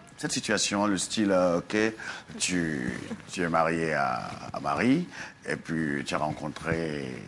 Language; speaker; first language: French; non-native, local second language; Dyula